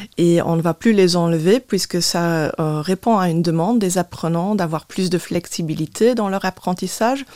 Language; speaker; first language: French; non-native, local second language; Luxembourgish